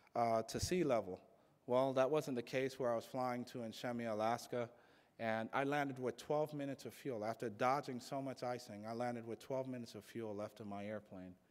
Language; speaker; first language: English; native; English